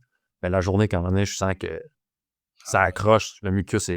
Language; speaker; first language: French; native; French